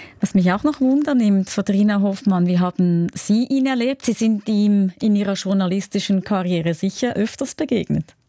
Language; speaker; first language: German; native; German